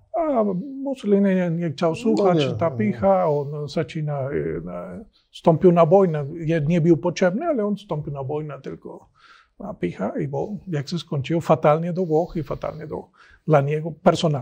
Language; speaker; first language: Polish; non-native, learner; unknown